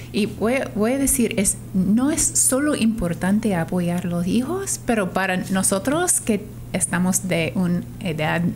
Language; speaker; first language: Spanish; non-native, fluent; English